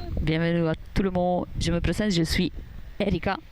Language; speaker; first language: French; non-native, learner; Italian